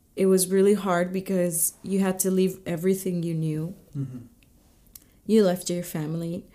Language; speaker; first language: English; native; English